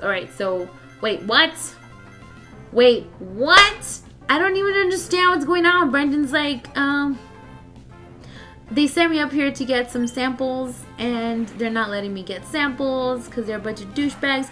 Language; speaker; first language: English; early bilingual, other home language; Spanish